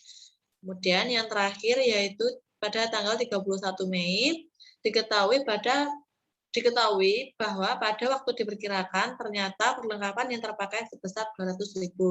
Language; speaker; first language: Indonesian; native; Indonesian